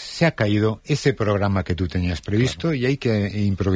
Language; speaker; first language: Spanish; native; Spanish